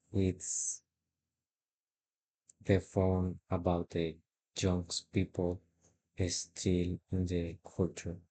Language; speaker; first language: English; non-native, learner; Spanish